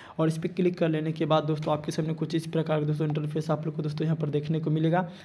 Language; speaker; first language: Hindi; non-native, local second language; Odia